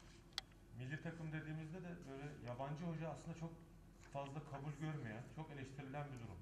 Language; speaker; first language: Turkish; native; Turkish